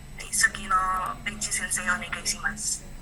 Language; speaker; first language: Japanese; non-native, learner; Indonesian